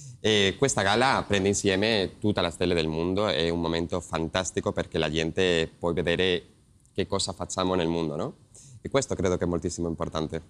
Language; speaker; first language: Italian; non-native, learner; Spanish